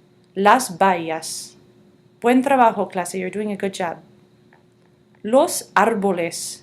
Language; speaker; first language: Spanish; non-native, fluent; English